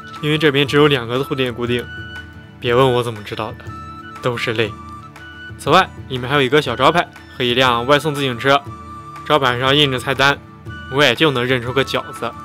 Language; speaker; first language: Chinese; native; Chinese